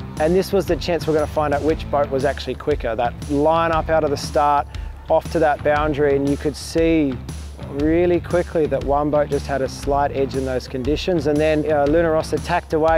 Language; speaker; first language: English; native; English